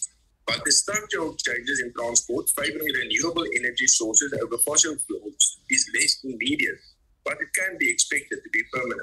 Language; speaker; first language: English; non-native, local second language; Afrikaans